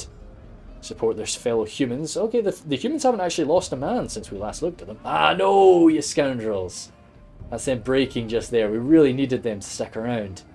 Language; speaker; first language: English; native; English